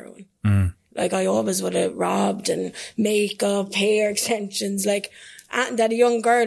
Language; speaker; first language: English; native; English